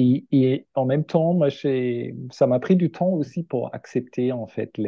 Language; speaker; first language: French; non-native, fluent; German